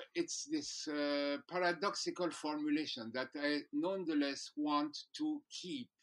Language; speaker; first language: English; non-native, fluent; French